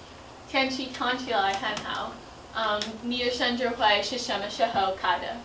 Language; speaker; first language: Chinese; non-native, learner; English